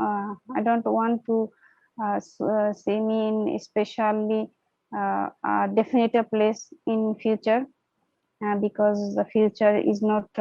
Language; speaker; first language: English; non-native, learner; Bangla